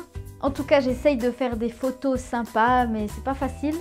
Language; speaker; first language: French; native; French